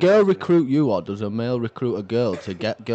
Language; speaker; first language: English; native; English